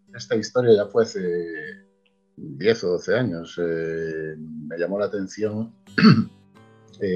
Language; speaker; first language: Spanish; native; Spanish